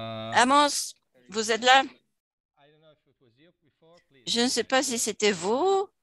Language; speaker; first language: French; non-native, fluent; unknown